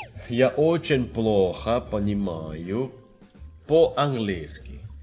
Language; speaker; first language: Russian; non-native, learner; Indonesian